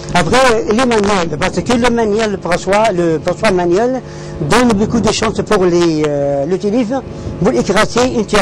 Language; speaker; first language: French; non-native, learner; Arabic